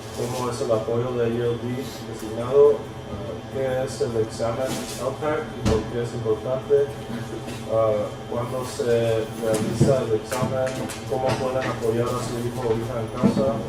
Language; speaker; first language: Spanish; early bilingual, heritage; Spanish